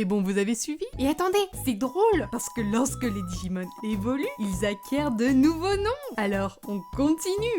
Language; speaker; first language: French; native; French